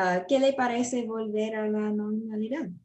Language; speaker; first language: Spanish; non-native, learner; English